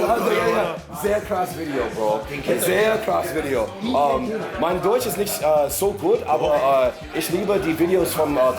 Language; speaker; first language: German; non-native, learner; English